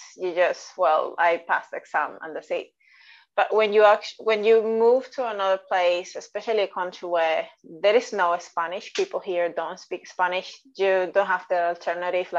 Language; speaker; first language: English; non-native, fluent; Spanish